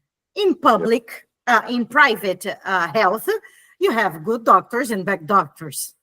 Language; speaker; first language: English; non-native, fluent; Italian